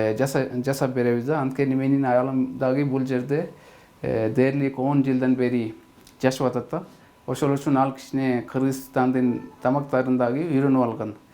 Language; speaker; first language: Kyrgyz; non-native, fluent; Urdu